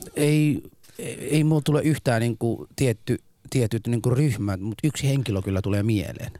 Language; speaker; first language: Finnish; non-native, fluent; Somali